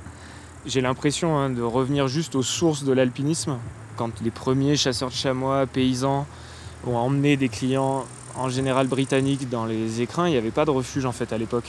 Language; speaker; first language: French; native; French